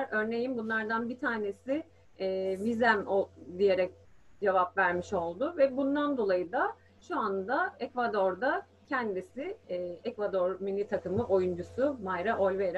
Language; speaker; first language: Turkish; native; Turkish